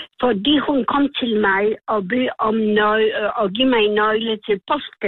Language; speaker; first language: Danish; non-native, learner; Polish